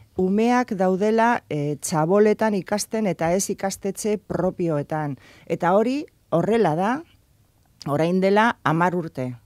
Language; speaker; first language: Basque; non-native, local second language; Spanish